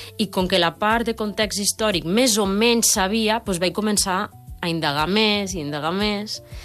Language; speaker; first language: Catalan; native; Catalan